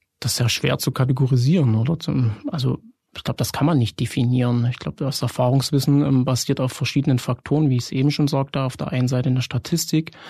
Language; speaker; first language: German; native; German